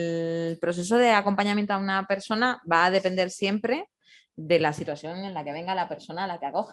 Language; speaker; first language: Spanish; native; Spanish